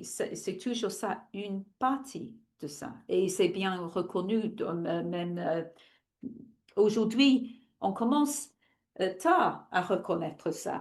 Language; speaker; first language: French; non-native, fluent; English